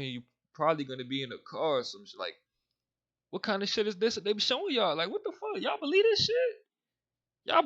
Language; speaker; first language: English; native; English